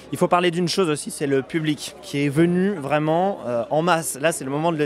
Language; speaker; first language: French; native; French